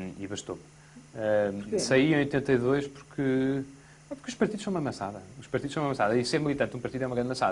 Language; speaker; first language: Portuguese; native; Portuguese